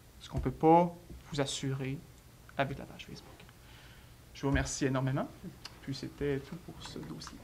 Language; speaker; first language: French; native; French